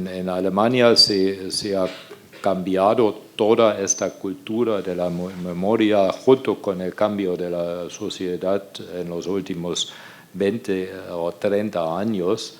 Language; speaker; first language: Spanish; non-native, fluent; German